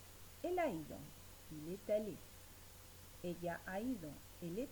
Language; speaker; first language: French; non-native, fluent; Spanish